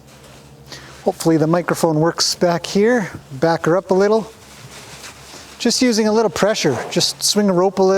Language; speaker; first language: English; native; English